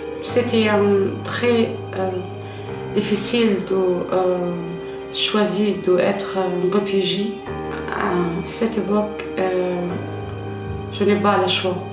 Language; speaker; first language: French; non-native, learner; Arabic